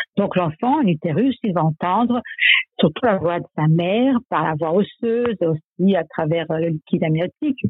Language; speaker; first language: French; non-native, fluent; Serbian